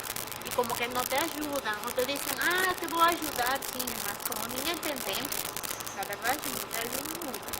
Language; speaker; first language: Portuguese; non-native, fluent; Spanish